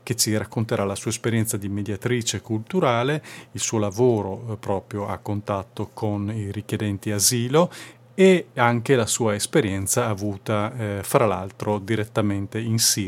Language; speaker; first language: Italian; native; Italian